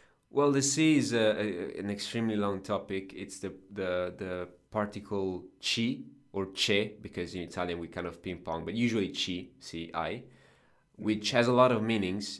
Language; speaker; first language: English; non-native, fluent; Italian